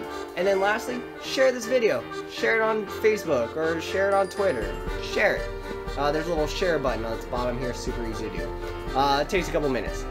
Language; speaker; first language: English; native; English